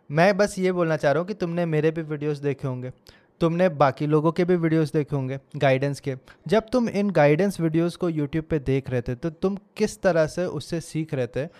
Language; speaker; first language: Hindi; native; Hindi